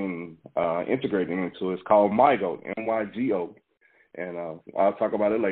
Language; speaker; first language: English; native; English